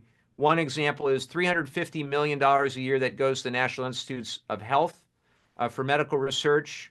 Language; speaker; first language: English; native; English